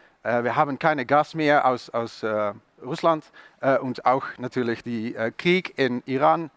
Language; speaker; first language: German; non-native, learner; Dutch